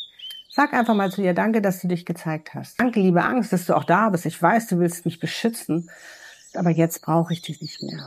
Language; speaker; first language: German; native; German